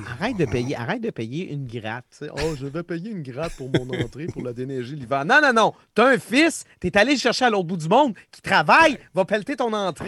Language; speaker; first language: French; native; French